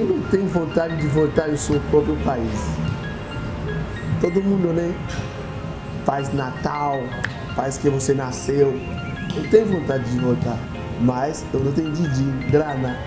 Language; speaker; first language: Portuguese; non-native, fluent; Haitian Creole